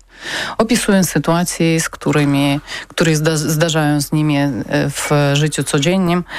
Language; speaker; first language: Polish; non-native, learner; Ukrainian